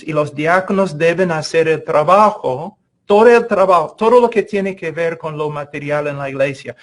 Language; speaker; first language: Spanish; non-native, fluent; English